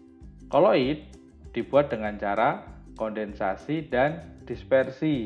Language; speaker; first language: Indonesian; native; Indonesian